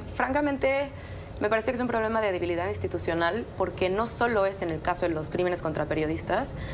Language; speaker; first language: Spanish; native; Spanish